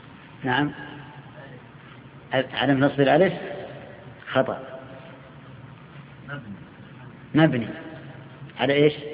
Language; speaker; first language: Arabic; native; Arabic